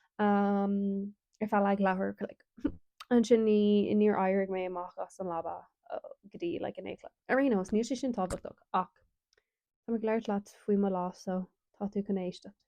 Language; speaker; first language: Irish; non-native, local second language; English